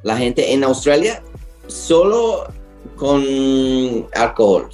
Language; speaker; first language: Spanish; non-native, learner; English